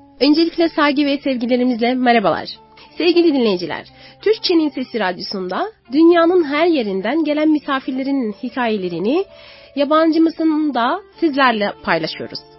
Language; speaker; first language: Turkish; non-native, fluent; Arabic